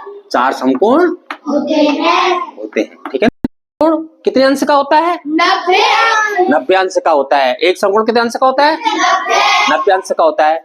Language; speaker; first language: Hindi; native; Hindi